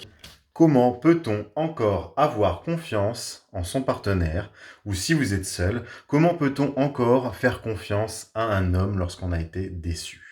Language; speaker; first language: French; native; French